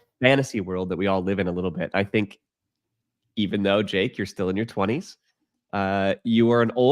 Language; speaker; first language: English; native; English